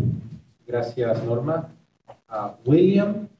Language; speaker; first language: Spanish; early bilingual, heritage; Spanish